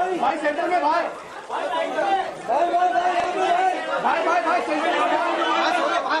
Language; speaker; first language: Hindi; non-native, local second language; Marathi